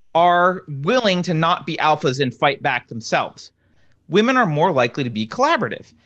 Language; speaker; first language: English; native; English